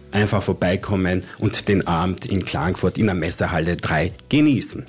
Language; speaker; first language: German; early bilingual, other home language; Turkish